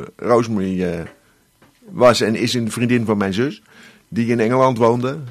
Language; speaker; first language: Dutch; native; Dutch